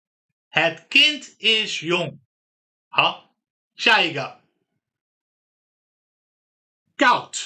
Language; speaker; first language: Dutch; non-native, fluent; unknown